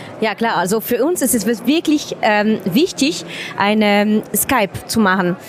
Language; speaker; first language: German; non-native, learner; French